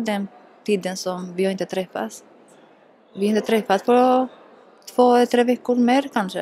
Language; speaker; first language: Swedish; non-native, learner; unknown